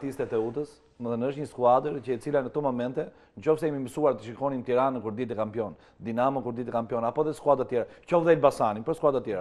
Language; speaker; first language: Albanian; native; Albanian